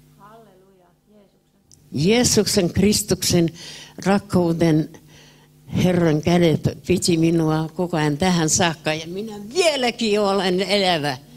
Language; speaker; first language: Finnish; early bilingual, heritage; Finnish